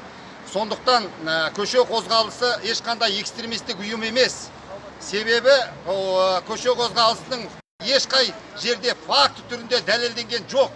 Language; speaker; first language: Kazakh; native; Kazakh